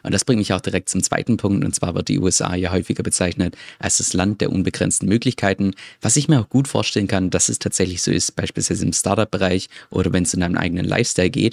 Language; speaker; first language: German; native; German